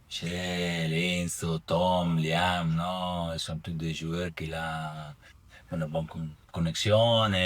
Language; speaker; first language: French; non-native, learner; Italian